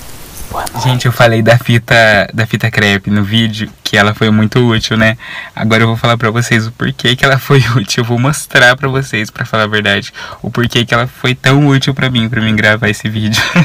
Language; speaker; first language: Portuguese; native; Portuguese